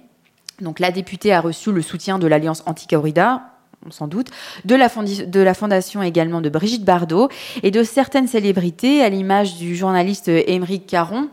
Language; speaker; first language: French; native; French